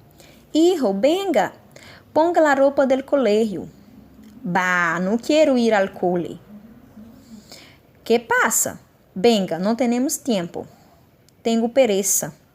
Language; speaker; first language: Spanish; non-native, fluent; Portuguese